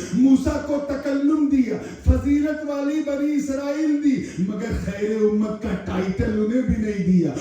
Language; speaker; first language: Urdu; native; Urdu